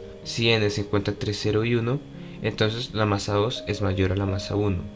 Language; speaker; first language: Spanish; native; Spanish